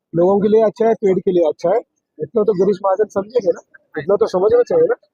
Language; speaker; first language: Hindi; non-native, local second language; Marathi